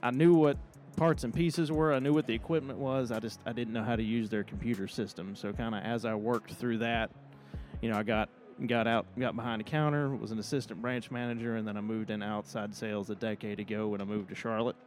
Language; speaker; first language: English; native; English